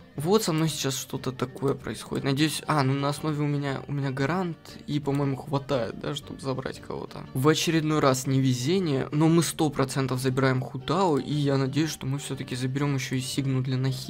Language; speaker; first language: Russian; native; Russian